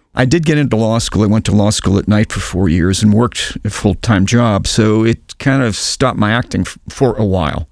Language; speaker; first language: English; native; English